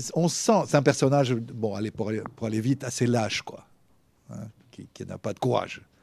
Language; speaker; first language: French; native; French